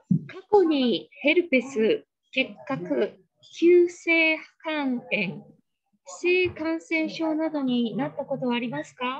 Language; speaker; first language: Japanese; native; Japanese